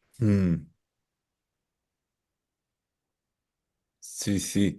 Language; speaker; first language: Spanish; native; Spanish